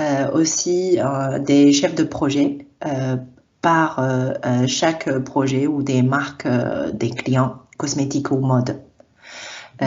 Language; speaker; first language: French; non-native, fluent; Chinese